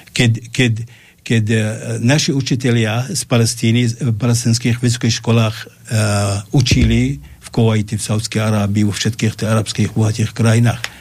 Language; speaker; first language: Slovak; non-native, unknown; Arabic